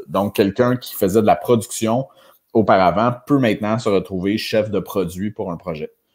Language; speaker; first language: French; native; French